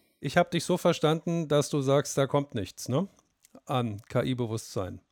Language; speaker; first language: German; native; German